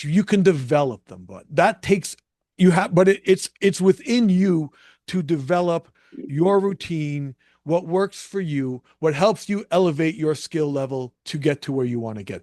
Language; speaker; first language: English; native; English